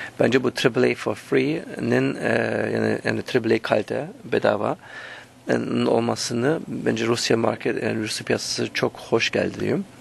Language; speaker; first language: Turkish; early bilingual, heritage; Turkish